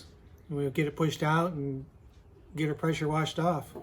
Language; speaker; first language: English; native; English